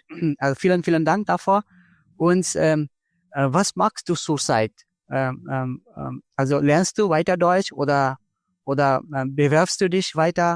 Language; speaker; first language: German; non-native, fluent; Bangla